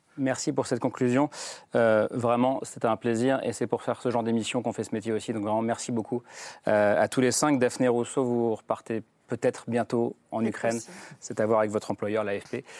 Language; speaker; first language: French; native; French